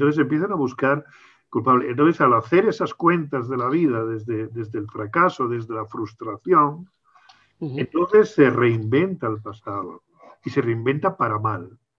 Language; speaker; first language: Spanish; native; Spanish